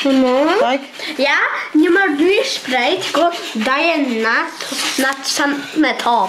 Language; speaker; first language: Polish; early bilingual, heritage; Polish